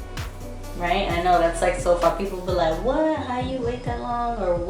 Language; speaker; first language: English; native; English